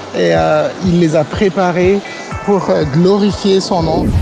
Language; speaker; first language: French; non-native, local second language; Malagasy